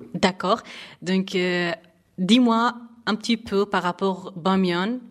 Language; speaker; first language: French; non-native, fluent; Persian